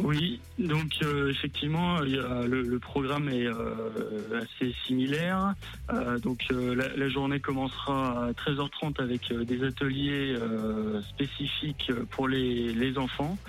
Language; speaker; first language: French; native; French